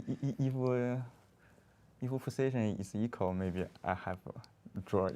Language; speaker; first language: English; non-native, learner; Chinese